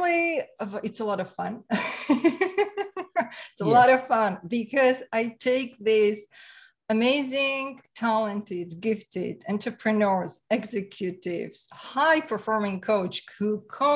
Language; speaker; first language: English; non-native, fluent; Slovak